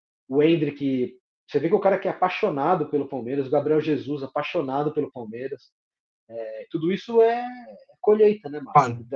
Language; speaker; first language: Portuguese; native; Portuguese